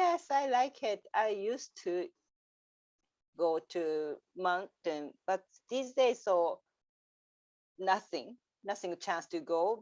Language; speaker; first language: English; non-native, learner; Japanese